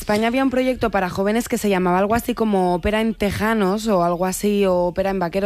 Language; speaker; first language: Spanish; native; Spanish